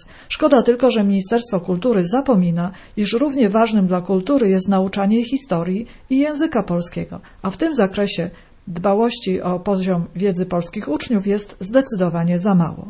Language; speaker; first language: Polish; native; Polish